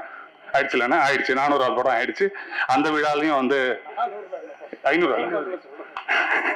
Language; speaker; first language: Tamil; native; Tamil